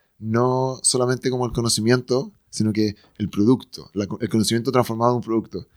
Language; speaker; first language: Spanish; native; Spanish